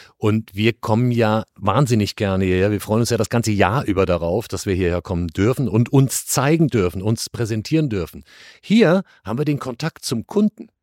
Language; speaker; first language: German; native; German